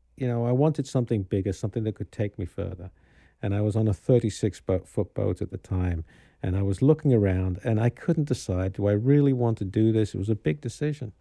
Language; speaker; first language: English; native; English